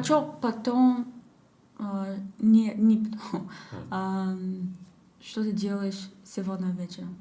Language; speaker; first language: Russian; non-native, learner; English